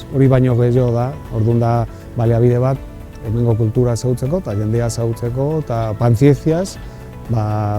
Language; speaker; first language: Basque; non-native, local second language; Spanish